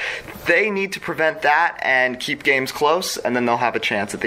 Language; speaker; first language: English; native; English